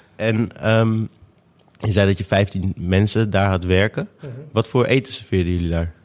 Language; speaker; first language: Dutch; native; Dutch